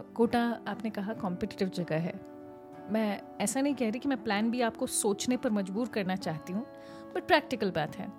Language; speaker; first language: Hindi; native; Hindi